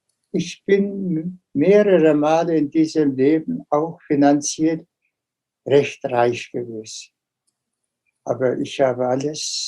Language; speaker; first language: German; non-native, fluent; Tuvinian